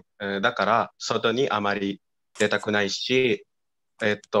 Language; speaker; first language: Japanese; non-native, fluent; Indonesian